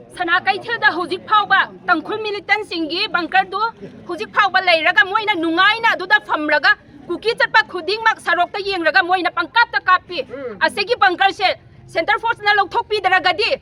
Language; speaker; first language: Manipuri; non-native, local second language; Thado Chin